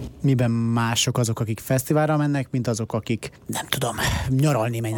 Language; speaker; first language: Hungarian; native; Hungarian